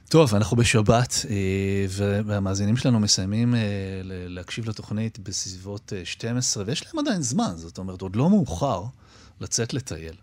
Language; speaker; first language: Hebrew; native; Hebrew